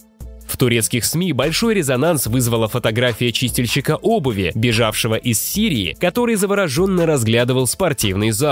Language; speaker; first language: Russian; native; Russian